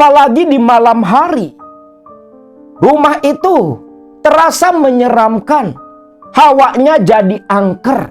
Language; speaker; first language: Indonesian; non-native, local second language; Sundanese